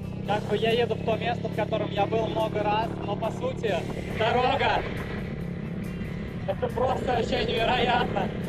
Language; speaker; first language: Russian; native; Russian